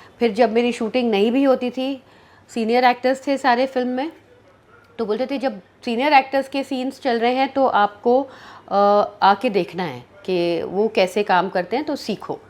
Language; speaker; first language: Hindi; early bilingual, heritage; Hindi